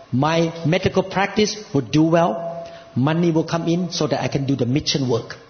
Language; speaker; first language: English; non-native, fluent; Thai